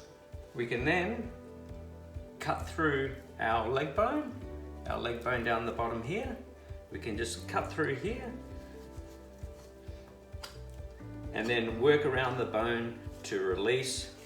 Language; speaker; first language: English; native; English